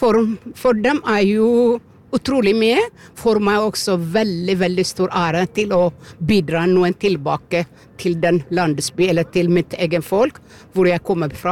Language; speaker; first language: Norwegian; non-native, learner; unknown